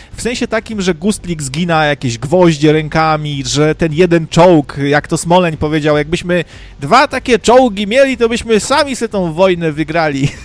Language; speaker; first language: Polish; native; Polish